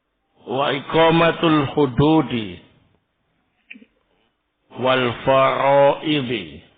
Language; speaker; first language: Arabic; non-native, fluent; Indonesian